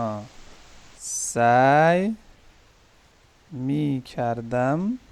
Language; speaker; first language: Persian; non-native, learner; Urdu